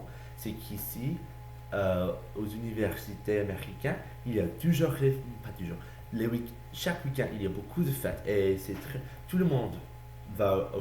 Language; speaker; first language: French; non-native, learner; English